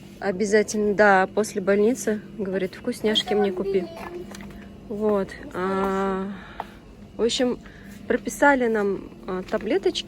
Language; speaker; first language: Russian; native; Russian